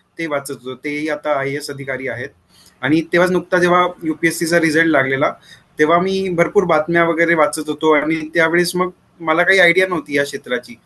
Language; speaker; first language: Marathi; native; Marathi